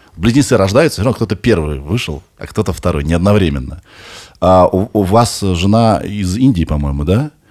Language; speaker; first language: Russian; native; Russian